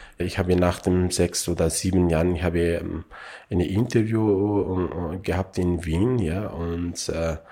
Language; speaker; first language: German; non-native, learner; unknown